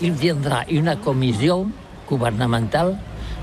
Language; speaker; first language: French; non-native, learner; Catalan